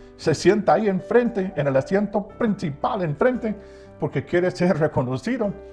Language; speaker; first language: Spanish; non-native, fluent; English